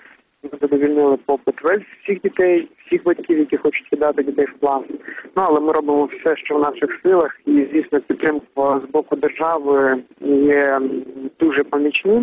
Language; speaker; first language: Ukrainian; native; Ukrainian